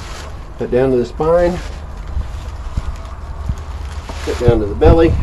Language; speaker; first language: English; native; English